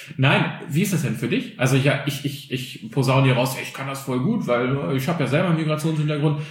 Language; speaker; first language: German; early bilingual, other home language; Albanian